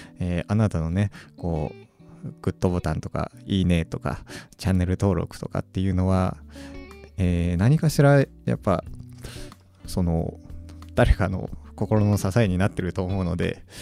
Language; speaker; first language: Japanese; native; Japanese